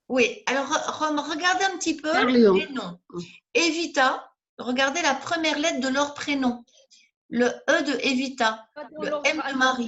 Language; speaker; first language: French; native; French